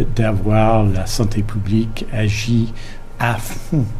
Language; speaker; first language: French; non-native, fluent; English